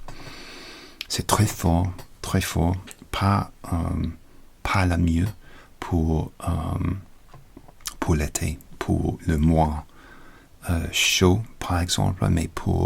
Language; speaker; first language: French; non-native, learner; English